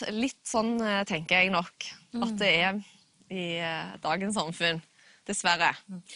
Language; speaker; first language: Norwegian; native; Norwegian